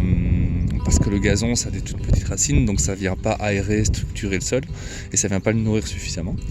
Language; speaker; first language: French; native; French